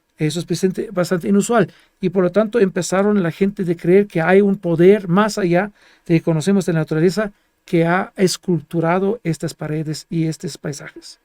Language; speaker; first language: Spanish; non-native, fluent; Greek